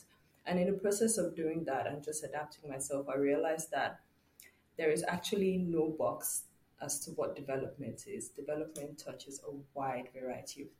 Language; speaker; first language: English; non-native, local second language; Yoruba